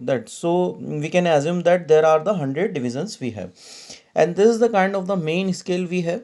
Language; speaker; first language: English; non-native, local second language; Hindi